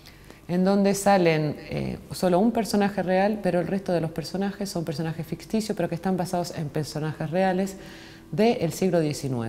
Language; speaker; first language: Spanish; native; Spanish